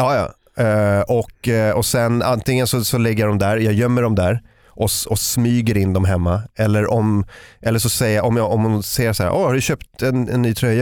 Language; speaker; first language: Swedish; native; Swedish